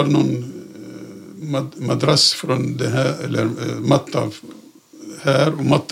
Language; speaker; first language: Swedish; non-native, fluent; Arabic